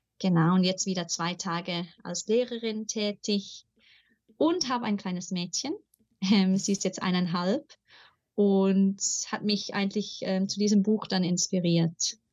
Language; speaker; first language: German; early bilingual, heritage; German